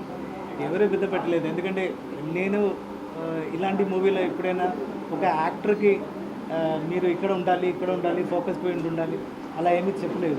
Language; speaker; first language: Telugu; non-native, learner; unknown